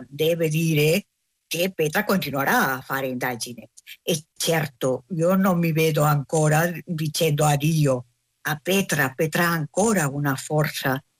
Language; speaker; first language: Italian; non-native, learner; Spanish